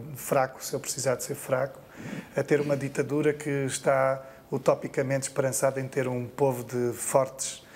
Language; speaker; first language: Portuguese; native; Portuguese